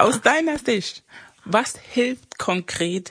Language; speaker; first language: German; non-native, fluent; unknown